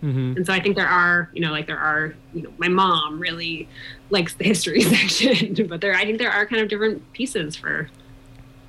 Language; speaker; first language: English; native; English